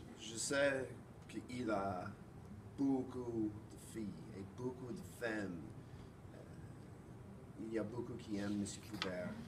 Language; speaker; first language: French; non-native, learner; English